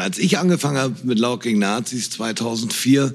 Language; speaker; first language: German; native; German